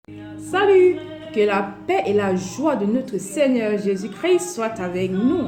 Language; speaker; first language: French; non-native, local second language; Basaa